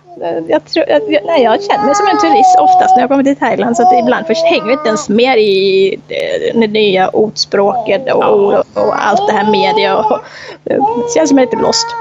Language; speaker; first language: Swedish; non-native, fluent; Thai